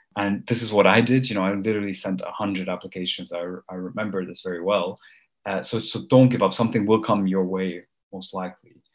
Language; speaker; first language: English; early bilingual, other home language; Armenian